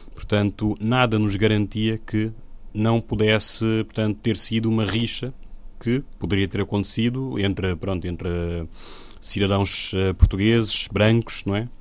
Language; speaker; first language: Portuguese; non-native, local second language; Upper Guinea Crioulo